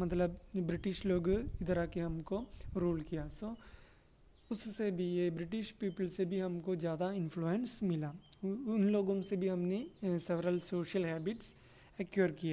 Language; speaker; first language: Hindi; non-native, local second language; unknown